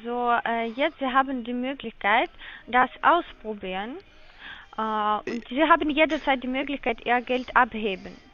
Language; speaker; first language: German; non-native, learner; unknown